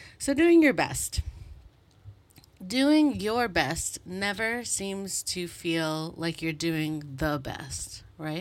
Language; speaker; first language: English; native; English